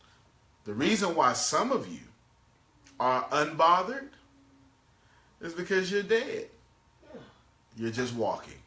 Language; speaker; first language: English; native; English